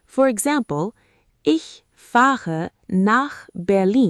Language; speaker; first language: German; non-native, fluent; Arabic